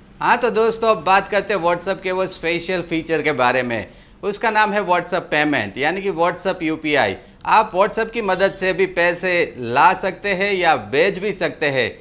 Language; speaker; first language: Hindi; non-native, local second language; Gujarati